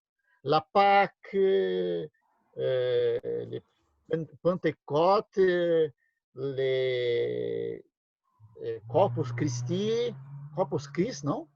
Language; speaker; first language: French; non-native, learner; Portuguese